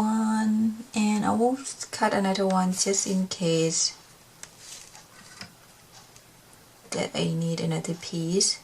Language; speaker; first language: English; non-native, learner; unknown